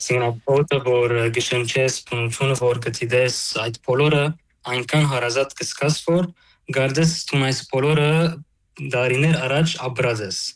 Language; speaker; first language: Armenian; early bilingual, heritage; Armenian